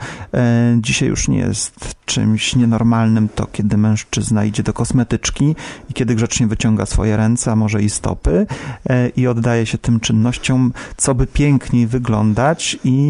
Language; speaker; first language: Polish; native; Polish